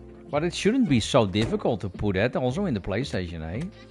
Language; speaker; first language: English; non-native, fluent; Dutch